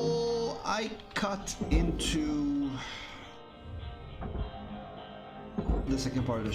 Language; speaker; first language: English; native; English